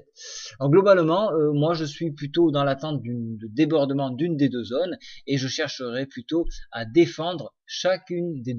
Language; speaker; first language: French; native; French